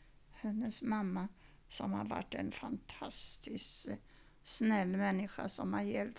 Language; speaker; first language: Swedish; non-native, fluent; Yiddish